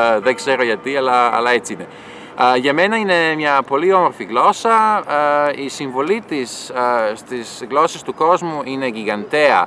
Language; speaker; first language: Greek; non-native, fluent; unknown